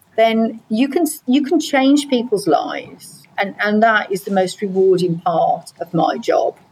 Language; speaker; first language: English; native; English